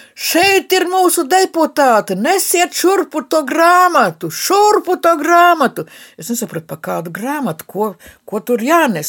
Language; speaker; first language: Latvian; non-native, local second language; Russian